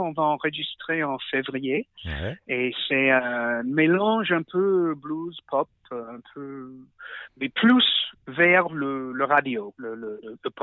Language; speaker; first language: French; non-native, fluent; English